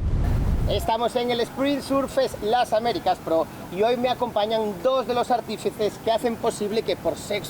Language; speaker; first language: Spanish; native; Spanish